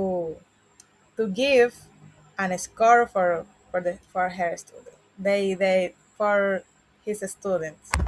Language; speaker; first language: English; non-native, learner; Spanish